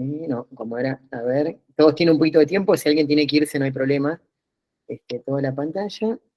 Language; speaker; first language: Spanish; native; Spanish